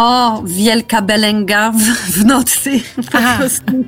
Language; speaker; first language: Polish; non-native, fluent; French